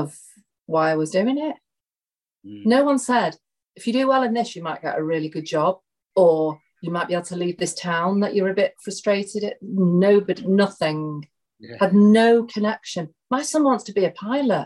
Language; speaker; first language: English; native; English